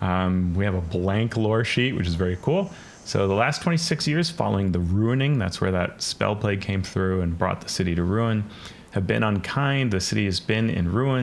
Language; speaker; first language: English; native; English